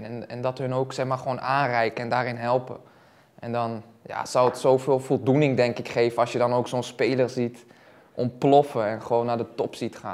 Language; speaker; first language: Dutch; native; Dutch